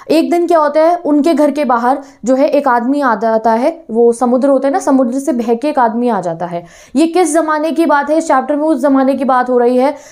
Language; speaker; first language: Hindi; non-native, local second language; Punjabi